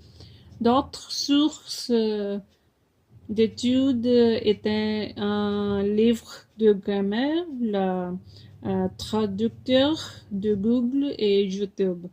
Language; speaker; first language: French; non-native, fluent; Punjabi